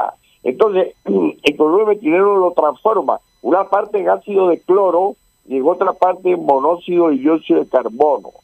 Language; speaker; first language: Spanish; native; Spanish